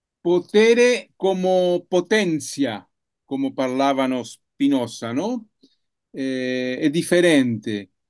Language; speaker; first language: Italian; non-native, learner; Spanish